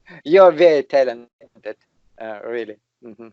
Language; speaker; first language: English; non-native, learner; Russian